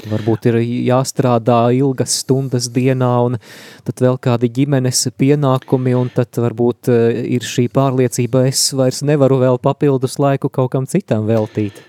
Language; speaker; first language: Latvian; native; Latvian